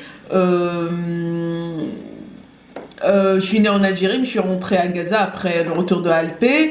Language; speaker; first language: French; non-native, local second language; Arabic